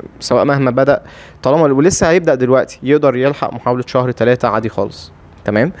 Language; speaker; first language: Arabic; native; Arabic